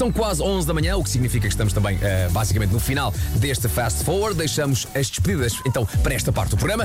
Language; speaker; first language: Portuguese; native; Portuguese